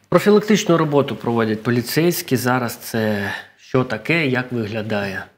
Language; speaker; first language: Ukrainian; non-native, local second language; Russian